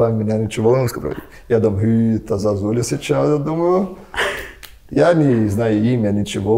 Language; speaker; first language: Russian; non-native, learner; Portuguese